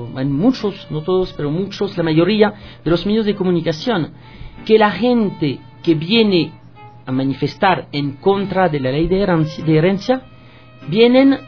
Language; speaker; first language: Spanish; non-native, fluent; French